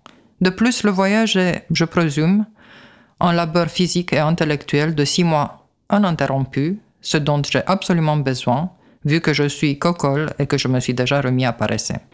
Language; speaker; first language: French; native; French